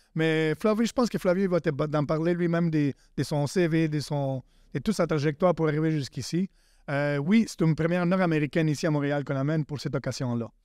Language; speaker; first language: French; non-native, fluent; Spanish